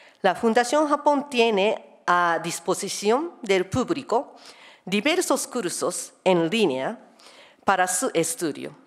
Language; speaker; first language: Spanish; non-native, fluent; Japanese